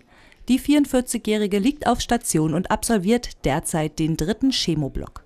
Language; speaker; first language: German; native; German